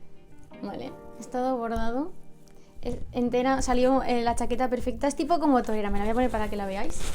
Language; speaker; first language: Spanish; native; Spanish